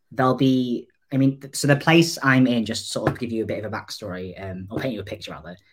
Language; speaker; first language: English; native; English